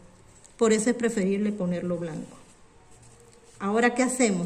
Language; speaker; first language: Spanish; native; Spanish